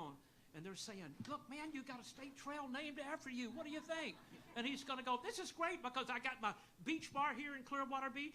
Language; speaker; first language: English; native; English